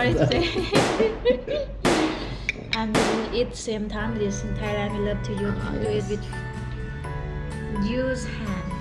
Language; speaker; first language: English; non-native, learner; Thai